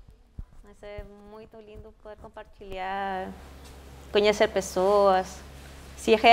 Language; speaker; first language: Portuguese; non-native, fluent; Spanish